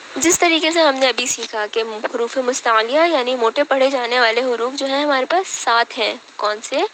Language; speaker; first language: Urdu; native; Urdu